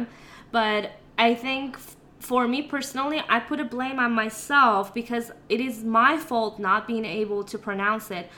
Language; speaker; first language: English; non-native, fluent; Persian